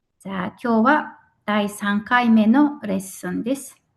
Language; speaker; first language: Japanese; non-native, fluent; Mongolian